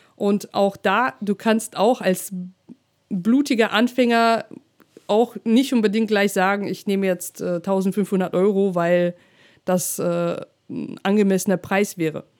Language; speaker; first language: German; non-native, fluent; Russian